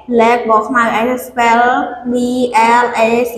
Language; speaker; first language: English; non-native, learner; Khmer